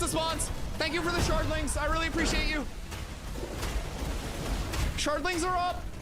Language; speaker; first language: English; native; English